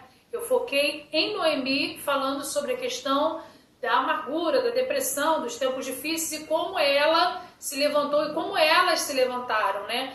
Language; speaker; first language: Portuguese; native; Portuguese